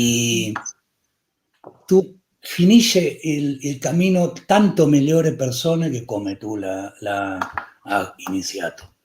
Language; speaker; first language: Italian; non-native, learner; Spanish